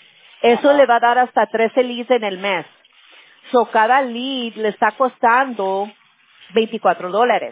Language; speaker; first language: Spanish; early bilingual, heritage; Spanish